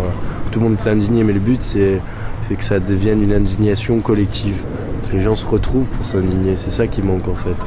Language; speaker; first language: French; native; French